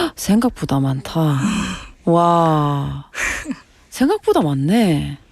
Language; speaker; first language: Korean; non-native, learner; English